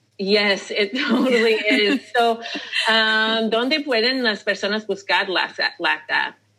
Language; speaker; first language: Spanish; non-native, learner; English